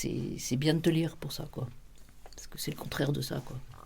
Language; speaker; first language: French; native; French